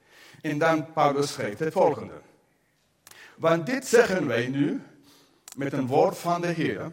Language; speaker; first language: Dutch; non-native, fluent; English